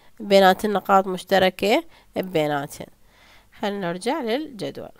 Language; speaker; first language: Arabic; native; Arabic